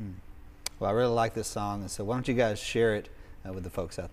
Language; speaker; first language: English; native; English